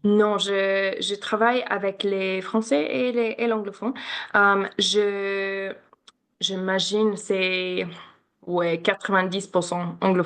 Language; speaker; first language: French; non-native, learner; English